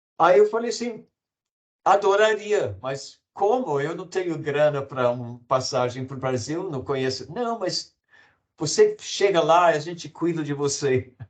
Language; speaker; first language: Portuguese; non-native, fluent; English